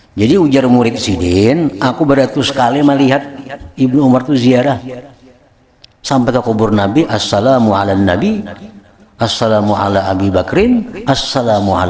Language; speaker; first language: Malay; non-native, local second language; Banjar